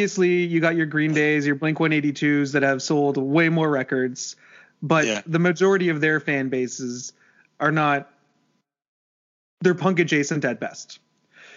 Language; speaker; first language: English; native; English